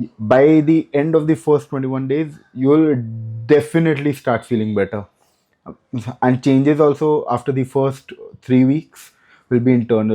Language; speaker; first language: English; non-native, local second language; Hindi